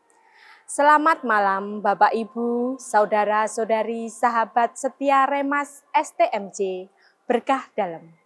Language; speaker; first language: Indonesian; native; Indonesian